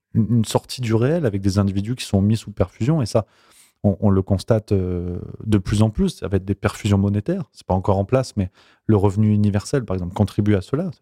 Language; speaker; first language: French; native; French